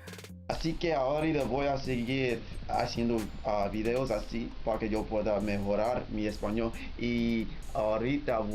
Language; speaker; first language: Spanish; non-native, learner; English